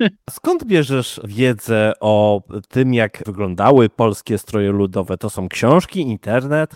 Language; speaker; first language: Polish; native; Polish